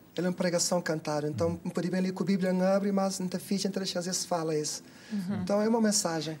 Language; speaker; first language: Portuguese; non-native, local second language; Kabuverdianu